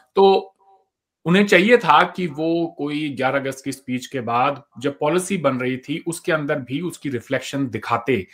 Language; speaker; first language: Hindi; native; Hindi